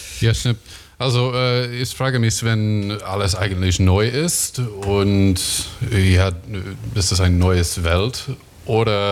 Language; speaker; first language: German; non-native, learner; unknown